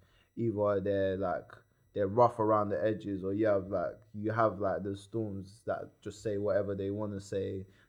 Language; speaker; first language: English; native; English